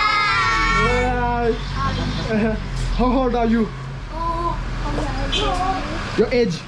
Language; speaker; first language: English; non-native, learner; French